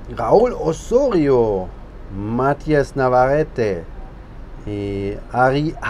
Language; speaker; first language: Spanish; non-native, learner; German